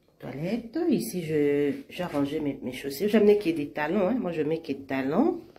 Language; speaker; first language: French; non-native, local second language; Lingala